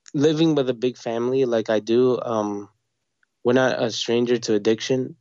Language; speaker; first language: English; native; English